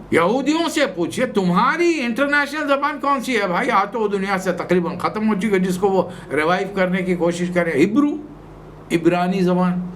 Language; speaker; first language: Urdu; native; Urdu